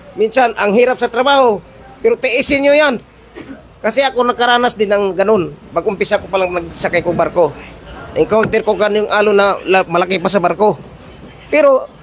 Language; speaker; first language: Filipino; non-native, local second language; Cebuano